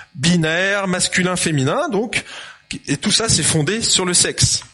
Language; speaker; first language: French; native; French